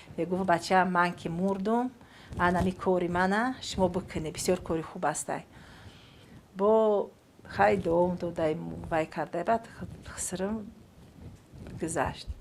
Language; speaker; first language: Tajik; non-native, fluent; Romanian